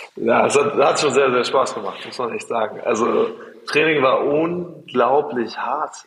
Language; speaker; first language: German; native; German